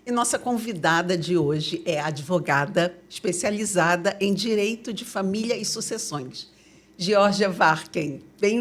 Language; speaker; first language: Portuguese; native; Portuguese